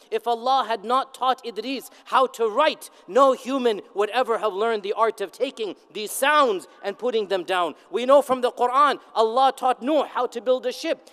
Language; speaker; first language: English; native; English